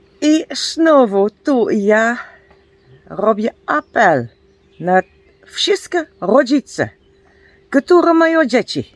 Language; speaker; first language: Polish; non-native, learner; Dutch